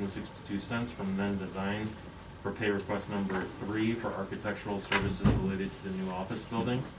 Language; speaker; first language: English; native; English